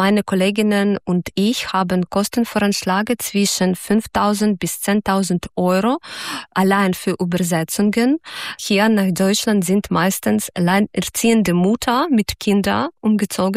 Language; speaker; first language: German; non-native, fluent; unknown